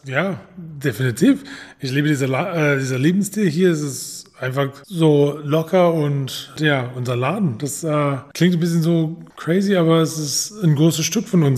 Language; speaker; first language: German; non-native, fluent; English